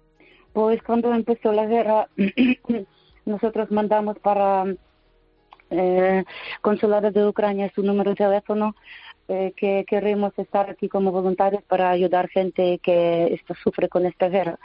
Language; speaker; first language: Spanish; non-native, learner; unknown